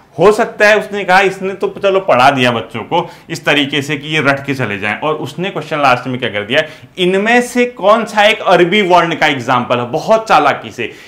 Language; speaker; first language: Hindi; native; Hindi